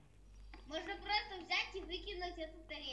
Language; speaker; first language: Russian; early bilingual, heritage; Russian